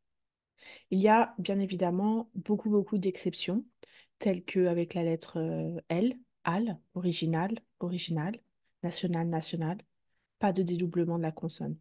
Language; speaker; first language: French; native; French